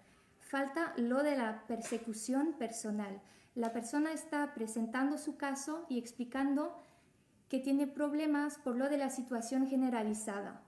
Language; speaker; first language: Spanish; non-native, fluent; French